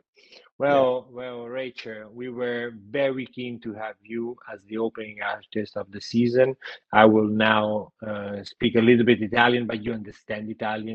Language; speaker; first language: English; non-native, fluent; Italian